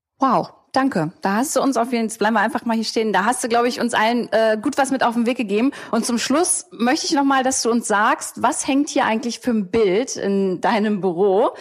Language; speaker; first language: German; native; German